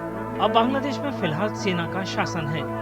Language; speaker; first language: Hindi; native; Hindi